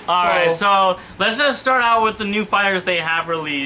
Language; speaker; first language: English; native; English